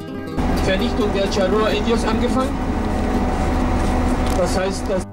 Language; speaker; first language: German; non-native, fluent; Spanish